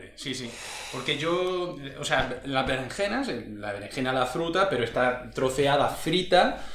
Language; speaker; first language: Spanish; native; Spanish